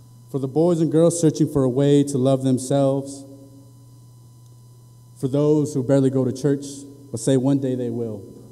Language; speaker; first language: English; early bilingual, other home language; Spanish